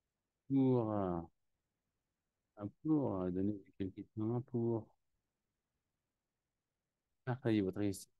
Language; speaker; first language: French; non-native, learner; Spanish